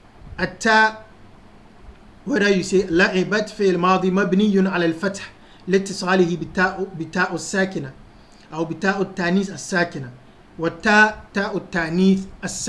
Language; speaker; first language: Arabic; non-native, fluent; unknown